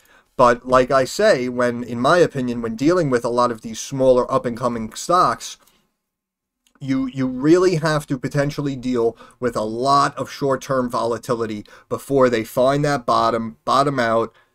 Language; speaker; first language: English; native; English